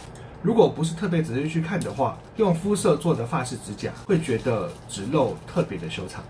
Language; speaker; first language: Chinese; native; Chinese